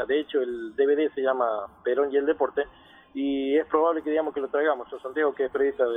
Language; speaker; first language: Spanish; native; Spanish